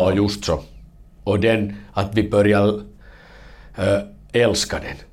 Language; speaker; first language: Swedish; non-native, fluent; Finnish